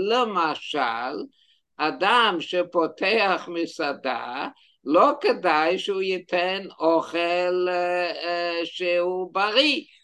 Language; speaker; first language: Hebrew; non-native, fluent; English